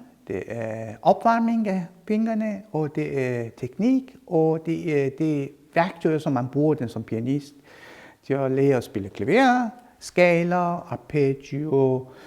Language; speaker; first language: Danish; non-native, fluent; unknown